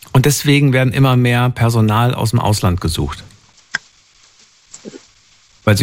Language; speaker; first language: German; native; German